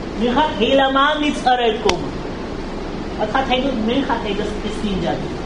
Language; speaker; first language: Dutch; early bilingual, heritage; Urdu